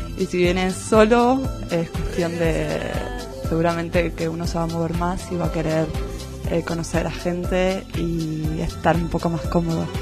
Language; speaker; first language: Spanish; native; Spanish